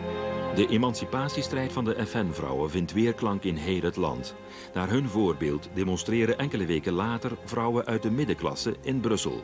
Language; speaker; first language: Dutch; native; Dutch